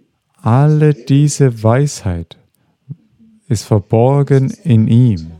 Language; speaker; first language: German; non-native, fluent; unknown